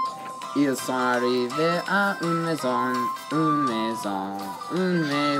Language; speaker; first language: French; non-native, learner; English